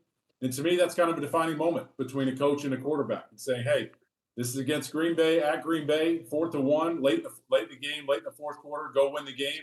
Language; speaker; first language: English; native; English